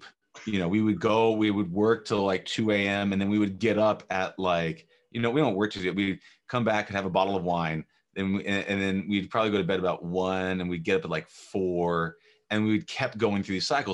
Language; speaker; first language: English; native; English